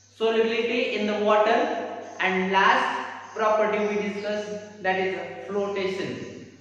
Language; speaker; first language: English; non-native, local second language; Marathi